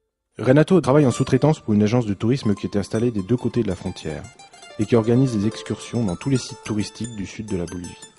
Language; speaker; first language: French; native; French